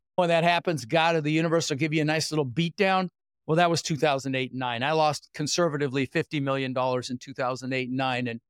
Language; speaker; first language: English; native; English